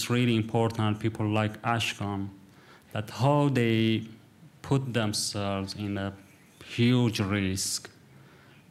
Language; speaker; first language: English; non-native, fluent; Kurdish